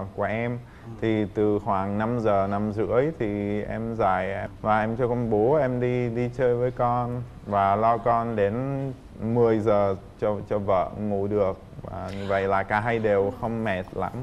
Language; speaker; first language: Vietnamese; non-native, fluent; Czech